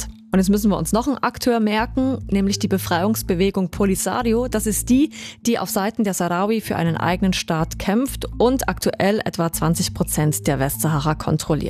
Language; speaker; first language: German; native; German